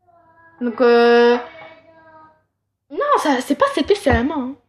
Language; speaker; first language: French; native; French